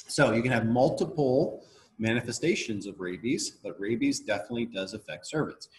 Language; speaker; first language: English; native; English